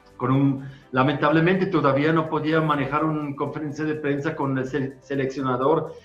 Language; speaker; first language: Spanish; non-native, fluent; German